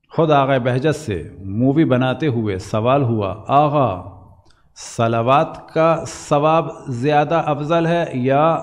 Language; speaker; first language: Urdu; native; Urdu